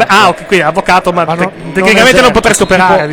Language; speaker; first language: Italian; native; Italian